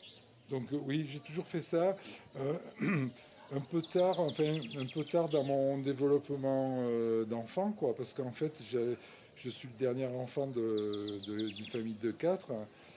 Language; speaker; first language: French; native; French